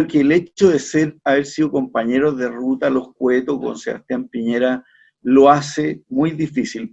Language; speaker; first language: Spanish; native; Spanish